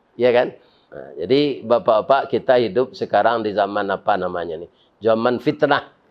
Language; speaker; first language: Malay; non-native, local second language; Minangkabau